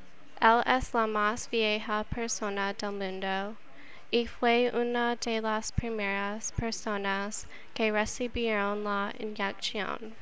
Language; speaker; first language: Spanish; non-native, learner; English